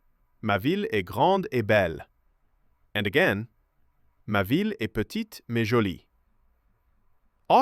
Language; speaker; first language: French; non-native, fluent; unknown